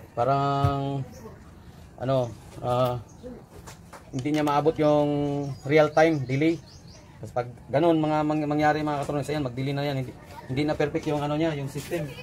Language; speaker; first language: Filipino; non-native, local second language; Cebuano